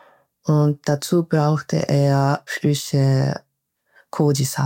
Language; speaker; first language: German; non-native, fluent; Japanese